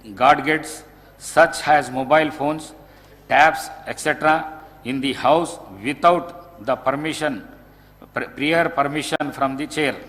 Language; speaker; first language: English; non-native, local second language; Telugu